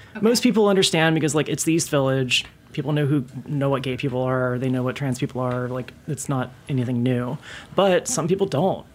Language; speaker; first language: English; native; English